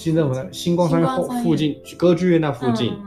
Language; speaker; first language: Chinese; native; Chinese